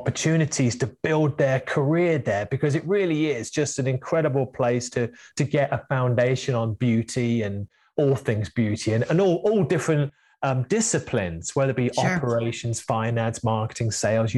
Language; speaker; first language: English; native; English